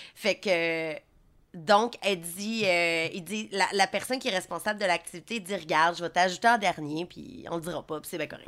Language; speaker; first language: French; native; French